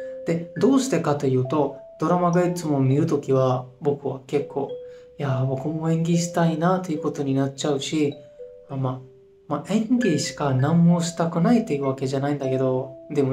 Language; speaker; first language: Japanese; non-native, fluent; Hindi